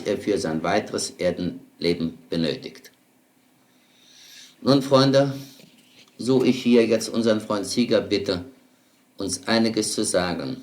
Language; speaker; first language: German; native; German